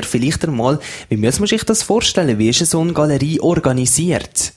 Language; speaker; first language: German; native; German